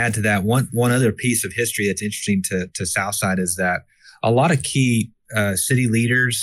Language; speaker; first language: English; native; English